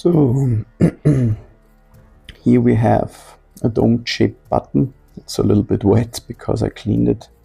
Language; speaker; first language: English; non-native, fluent; German